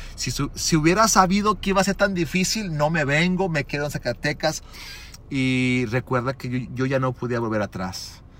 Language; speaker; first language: Spanish; early bilingual, other home language; English